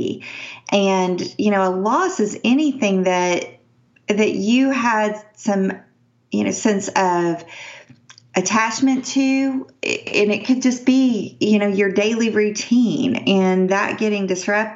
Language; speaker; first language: English; native; English